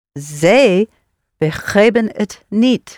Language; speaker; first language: Dutch; non-native, learner; English